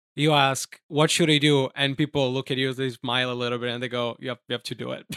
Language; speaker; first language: English; non-native, fluent; Italian